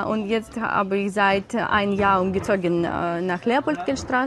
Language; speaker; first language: German; non-native, learner; Ukrainian